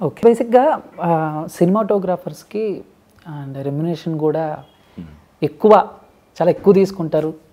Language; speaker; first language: Telugu; native; Telugu